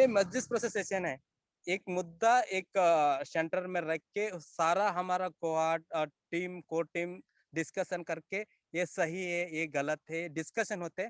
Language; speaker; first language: Hindi; non-native, local second language; Kannada